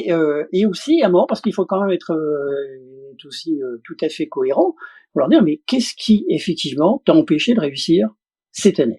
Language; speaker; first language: French; native; French